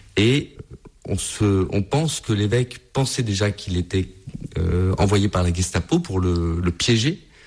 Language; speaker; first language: French; native; French